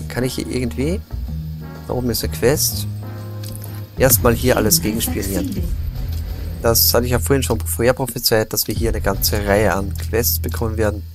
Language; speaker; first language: German; native; German